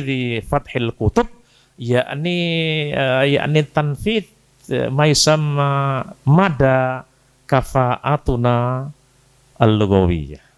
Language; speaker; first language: Arabic; non-native, fluent; Indonesian